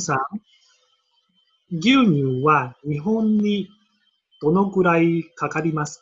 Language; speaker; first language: Japanese; non-native, learner; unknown